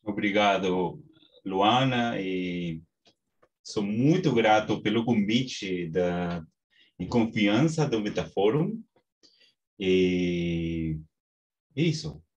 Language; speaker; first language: Portuguese; non-native, fluent; Spanish